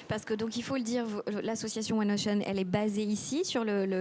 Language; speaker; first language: French; native; French